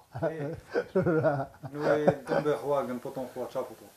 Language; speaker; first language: Chinese; non-native, learner; Arabic